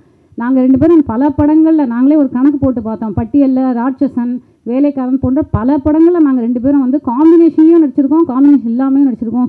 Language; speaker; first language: Tamil; native; Tamil